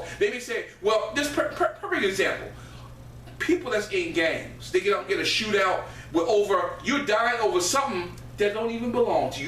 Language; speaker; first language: English; native; English